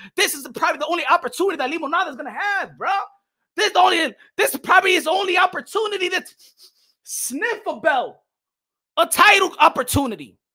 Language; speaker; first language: English; native; English